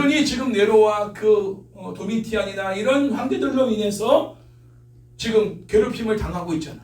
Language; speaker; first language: Korean; native; Korean